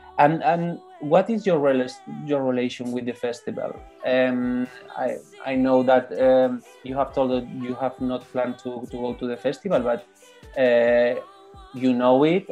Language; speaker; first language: English; non-native, learner; Spanish